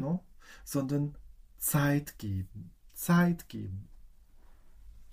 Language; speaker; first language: German; non-native, fluent; Polish